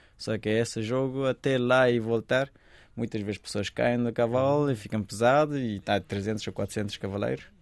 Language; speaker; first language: Portuguese; non-native, fluent; Persian